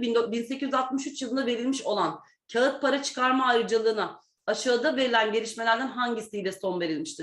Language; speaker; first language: Turkish; native; Turkish